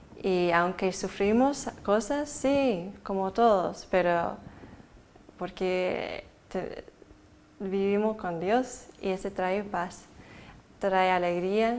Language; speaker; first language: Spanish; non-native, fluent; English